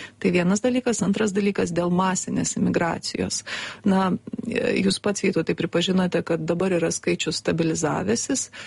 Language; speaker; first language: Lithuanian; native; Lithuanian